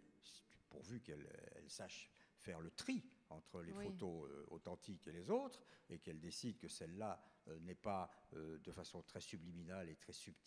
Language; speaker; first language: French; native; French